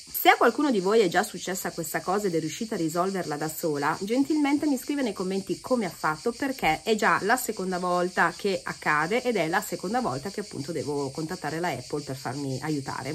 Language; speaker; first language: Italian; native; Italian